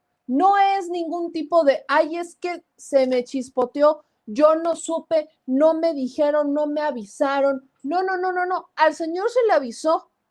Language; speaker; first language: Spanish; native; Spanish